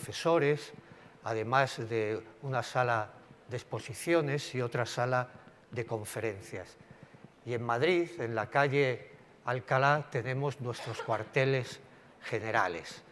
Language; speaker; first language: Spanish; native; Spanish